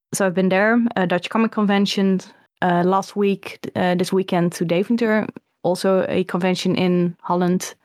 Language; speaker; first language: English; early bilingual, other home language; Dutch